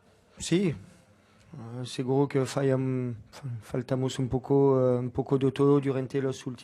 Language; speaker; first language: Spanish; non-native, fluent; French